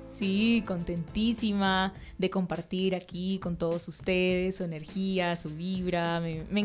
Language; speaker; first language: Spanish; native; Spanish